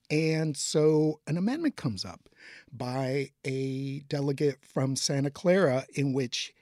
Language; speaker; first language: English; early bilingual, other home language; Spanish